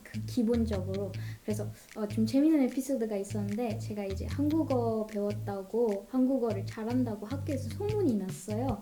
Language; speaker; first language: Korean; non-native, fluent; Malay